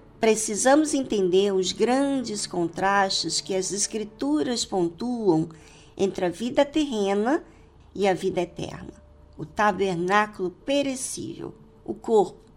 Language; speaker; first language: Portuguese; native; Portuguese